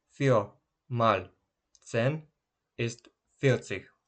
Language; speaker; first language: German; non-native, learner; Ukrainian